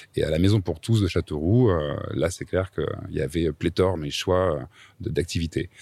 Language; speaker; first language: French; native; French